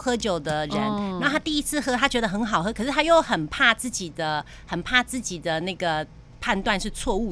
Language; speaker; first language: Chinese; native; Chinese